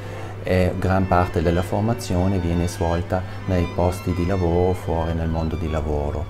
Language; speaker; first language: Italian; non-native, local second language; German